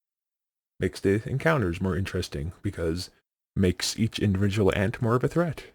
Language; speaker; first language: English; native; English